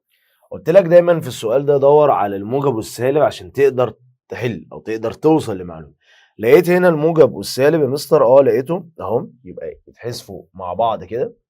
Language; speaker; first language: Arabic; native; Arabic